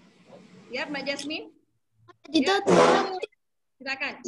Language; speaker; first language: Indonesian; native; Indonesian